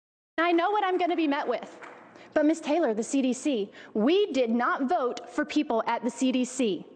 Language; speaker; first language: English; native; English